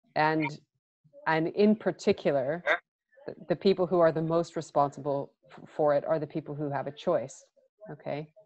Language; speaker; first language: English; native; English